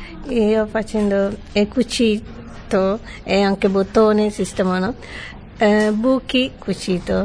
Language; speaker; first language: Italian; non-native, learner; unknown